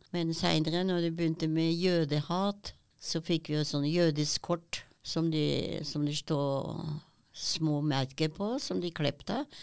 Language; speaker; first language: Norwegian; early bilingual, other home language; German